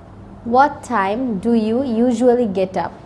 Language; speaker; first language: English; non-native, local second language; Bangla